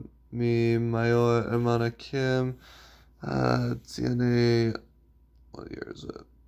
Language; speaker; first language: English; native; English